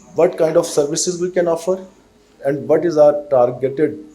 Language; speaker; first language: English; non-native, local second language; Urdu